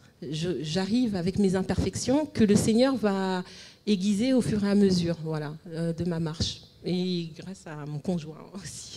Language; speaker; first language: French; native; French